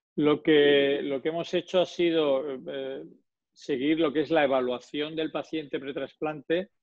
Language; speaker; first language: Spanish; native; Spanish